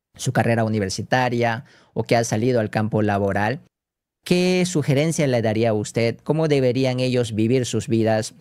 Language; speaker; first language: Spanish; non-native, fluent; Korean